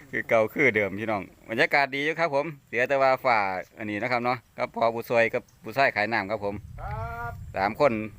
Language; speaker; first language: Thai; native; Thai